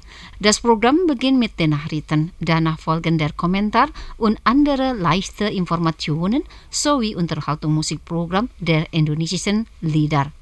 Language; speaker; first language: German; non-native, fluent; Indonesian